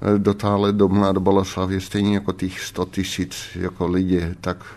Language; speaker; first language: Czech; non-native, fluent; Dutch